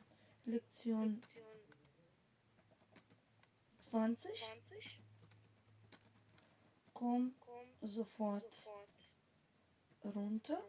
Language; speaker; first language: German; non-native, fluent; Macedonian